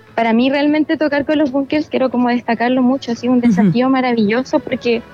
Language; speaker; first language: Spanish; native; Spanish